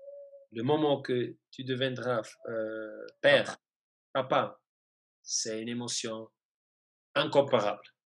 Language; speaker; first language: French; non-native, fluent; German